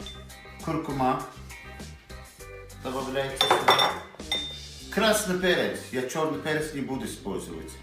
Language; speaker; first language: Russian; non-native, local second language; Azerbaijani